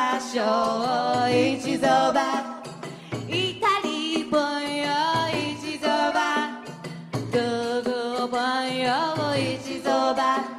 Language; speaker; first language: Chinese; non-native, fluent; Japanese